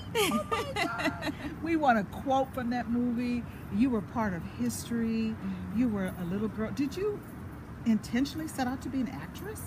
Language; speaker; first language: English; native; English